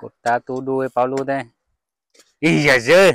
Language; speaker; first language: Portuguese; non-native, learner; Vietnamese